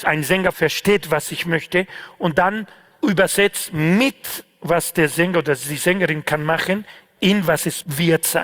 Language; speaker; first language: German; non-native, fluent; Spanish